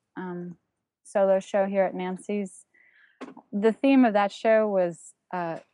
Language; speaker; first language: English; non-native, fluent; German